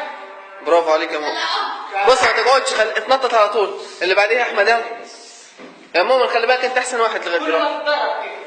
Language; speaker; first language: Arabic; native; Arabic